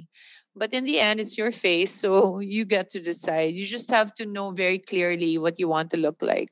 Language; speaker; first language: English; non-native, local second language; Filipino